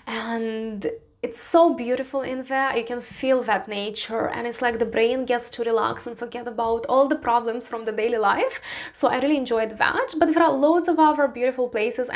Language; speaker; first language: English; non-native, fluent; Romanian